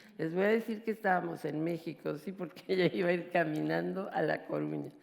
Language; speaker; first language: Spanish; native; Spanish